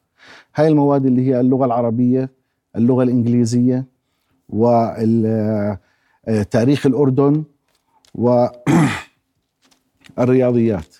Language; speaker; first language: Arabic; native; Arabic